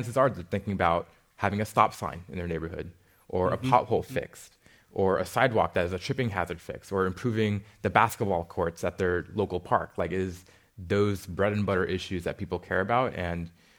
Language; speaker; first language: English; native; English